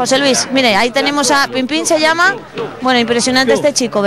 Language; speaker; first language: Spanish; native; Spanish